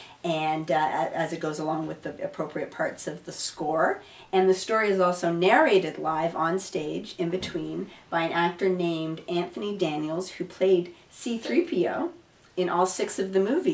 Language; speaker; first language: English; native; English